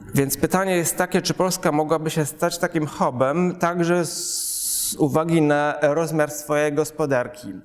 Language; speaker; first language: Polish; native; Polish